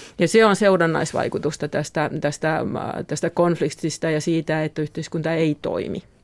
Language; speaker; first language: Finnish; native; Finnish